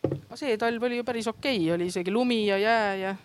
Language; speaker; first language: Estonian; native; Estonian